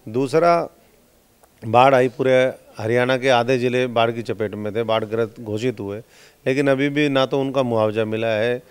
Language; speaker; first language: Hindi; native; Hindi